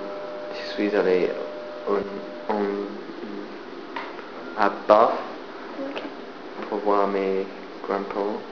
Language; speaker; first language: French; non-native, learner; English